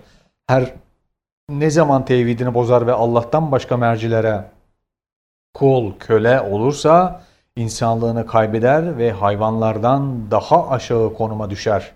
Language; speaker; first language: Turkish; native; Turkish